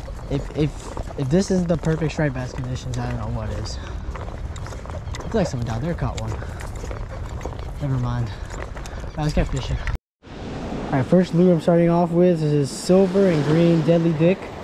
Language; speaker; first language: English; early bilingual, other home language; Korean